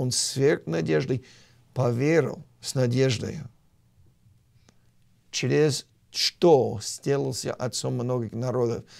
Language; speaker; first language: Russian; non-native, fluent; English